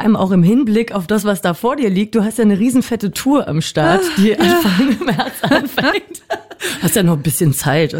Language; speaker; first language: German; native; German